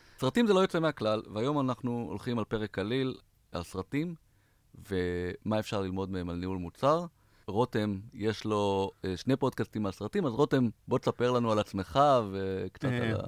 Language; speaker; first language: Hebrew; native; Hebrew